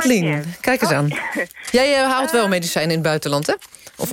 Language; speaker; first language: Dutch; native; Dutch